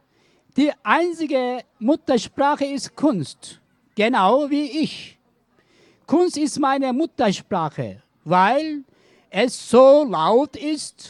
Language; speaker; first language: German; non-native, learner; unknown